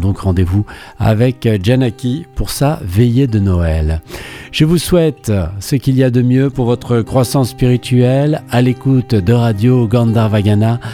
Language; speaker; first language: French; non-native, learner; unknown